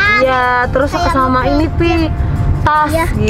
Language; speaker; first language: Indonesian; native; Indonesian